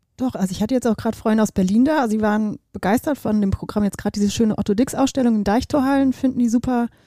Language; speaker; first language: German; early bilingual, other home language; Dutch